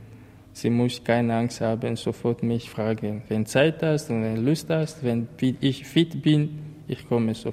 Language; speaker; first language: German; non-native, learner; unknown